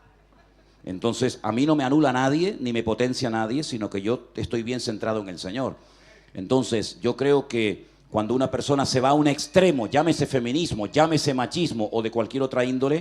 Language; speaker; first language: Spanish; native; Spanish